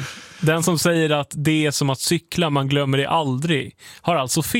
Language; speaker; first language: Swedish; native; Swedish